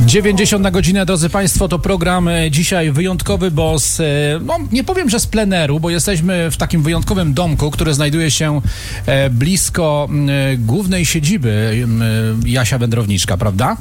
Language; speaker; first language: Polish; native; Polish